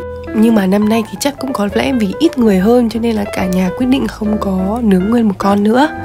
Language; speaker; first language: Vietnamese; native; Vietnamese